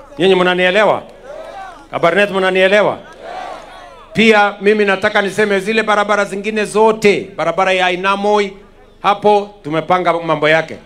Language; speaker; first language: Swahili; non-native, local second language; Kalenjin